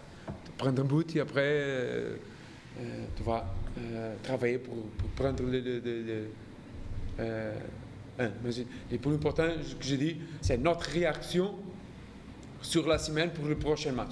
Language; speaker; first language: French; non-native, learner; Portuguese